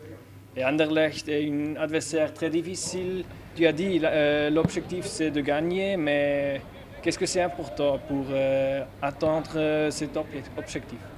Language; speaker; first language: French; non-native, fluent; German